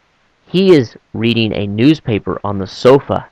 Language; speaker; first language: English; non-native, fluent; Korean